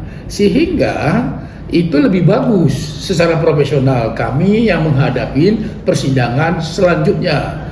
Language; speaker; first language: Indonesian; native; Indonesian